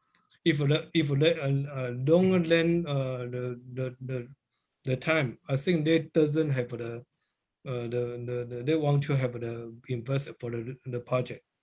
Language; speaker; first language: English; non-native, learner; Chinese